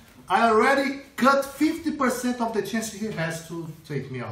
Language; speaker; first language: English; non-native, fluent; Portuguese